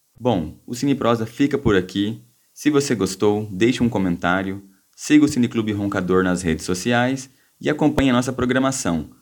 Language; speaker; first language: Portuguese; native; Portuguese